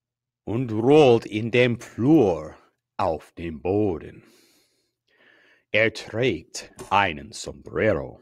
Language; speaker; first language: German; non-native, fluent; English